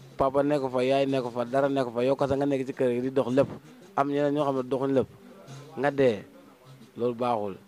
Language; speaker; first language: Wolof; native; Wolof